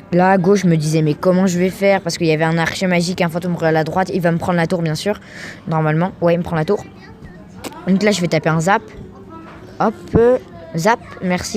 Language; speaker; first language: French; native; French